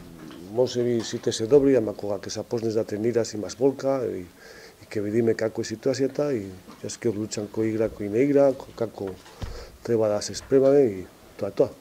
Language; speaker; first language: Macedonian; non-native, fluent; Spanish